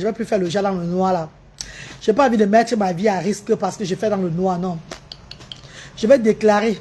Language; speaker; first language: French; non-native, local second language; Lingala